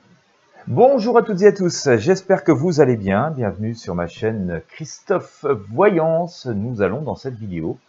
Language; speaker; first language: French; native; French